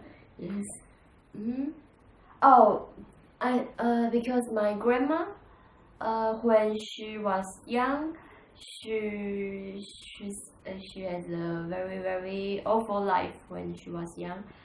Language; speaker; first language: English; non-native, learner; Chinese